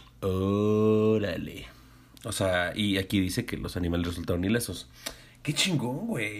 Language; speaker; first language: Spanish; native; Spanish